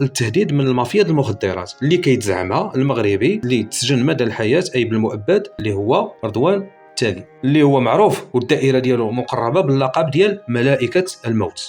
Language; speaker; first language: Arabic; native; Arabic